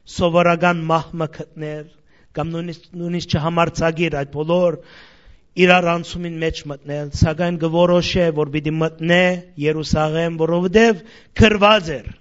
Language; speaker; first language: Armenian; early bilingual, heritage; Armenian